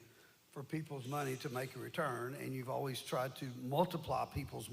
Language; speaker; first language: English; native; English